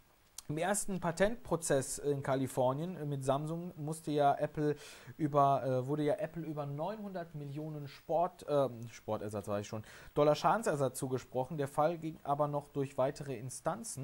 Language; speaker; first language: German; native; German